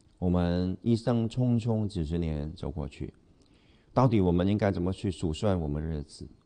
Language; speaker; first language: Chinese; non-native, local second language; Cantonese